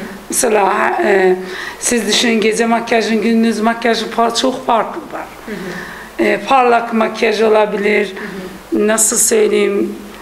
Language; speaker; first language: Turkish; non-native, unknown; Persian